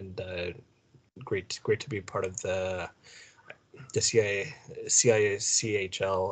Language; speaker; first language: English; native; English